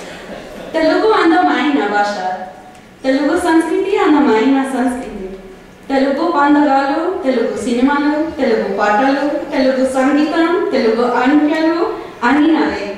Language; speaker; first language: Telugu; non-native, learner; English